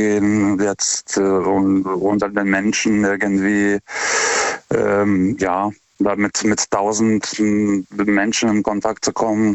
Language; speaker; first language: German; non-native, fluent; Lithuanian